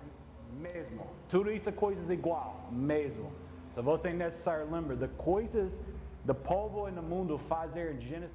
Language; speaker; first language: Portuguese; non-native, learner; English